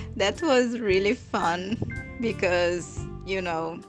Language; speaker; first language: English; non-native, fluent; Portuguese